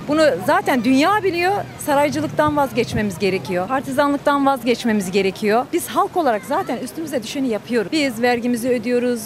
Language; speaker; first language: Turkish; native; Turkish